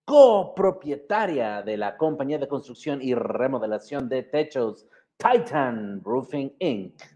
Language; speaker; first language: Spanish; early bilingual, heritage; Spanish